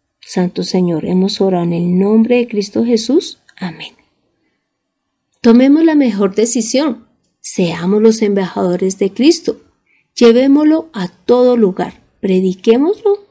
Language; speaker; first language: Spanish; native; Spanish